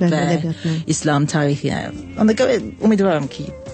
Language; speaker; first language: Azerbaijani; non-native, learner; English